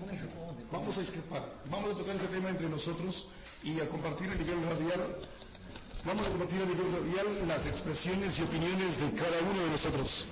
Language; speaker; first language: Spanish; native; Spanish